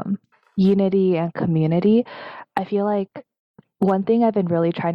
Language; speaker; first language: English; native; English